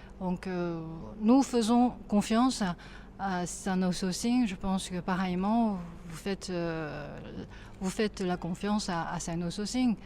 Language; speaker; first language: French; non-native, fluent; Chinese